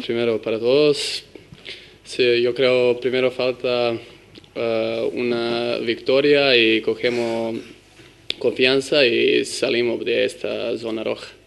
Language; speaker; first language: Spanish; non-native, learner; Serbian